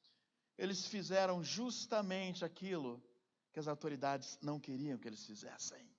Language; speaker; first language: Portuguese; native; Portuguese